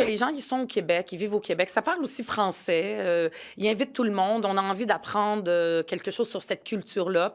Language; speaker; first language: French; early bilingual, other home language; Arabic